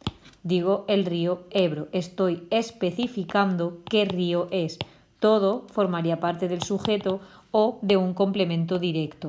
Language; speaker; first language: Spanish; native; Spanish